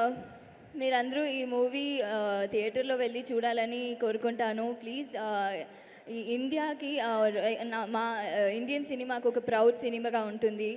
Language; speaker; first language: Telugu; non-native, local second language; Tamil